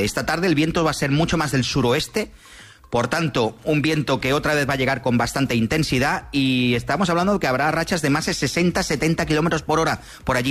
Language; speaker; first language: Spanish; native; Spanish